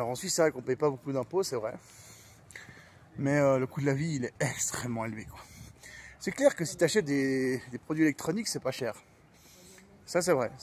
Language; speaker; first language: French; native; French